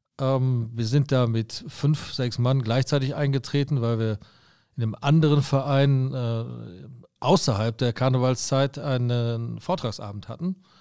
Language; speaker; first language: German; native; German